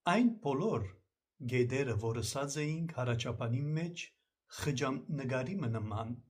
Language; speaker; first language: Armenian; early bilingual, heritage; Armenian